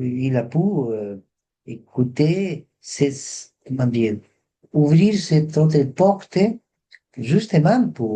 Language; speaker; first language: French; non-native, fluent; Spanish